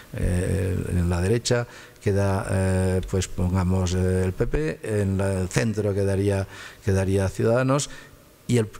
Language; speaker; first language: Spanish; native; Spanish